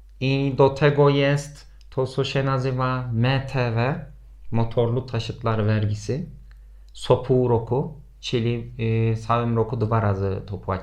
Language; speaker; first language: Polish; non-native, fluent; Turkish